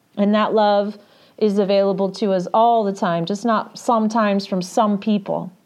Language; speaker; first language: English; native; English